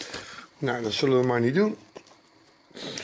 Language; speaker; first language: Dutch; native; Dutch